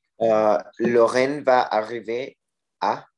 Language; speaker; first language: French; non-native, learner; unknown